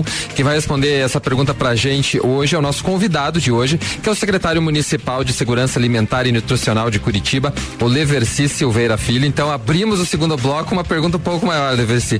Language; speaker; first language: Portuguese; native; Portuguese